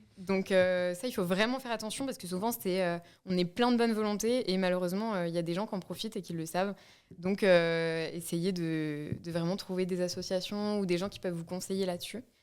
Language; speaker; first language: French; native; French